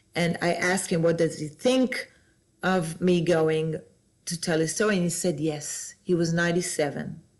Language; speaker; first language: English; non-native, fluent; Hebrew